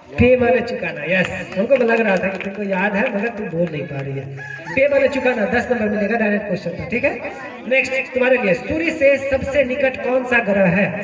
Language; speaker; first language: Hindi; native; Hindi